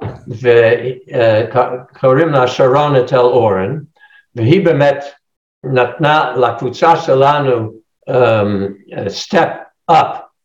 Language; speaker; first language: Hebrew; non-native, fluent; English